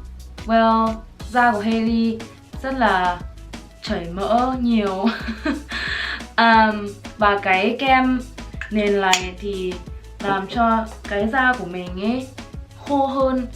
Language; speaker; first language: Vietnamese; early bilingual, heritage; Vietnamese